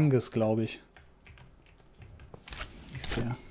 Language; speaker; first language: German; native; German